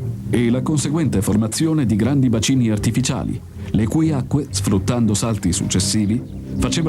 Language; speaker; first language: Italian; native; Italian